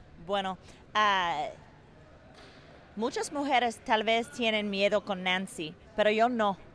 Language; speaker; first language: Spanish; non-native, learner; English